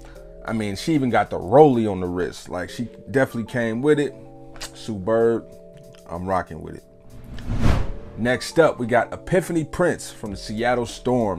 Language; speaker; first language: English; native; English